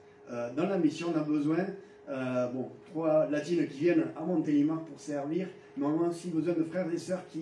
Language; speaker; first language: French; native; French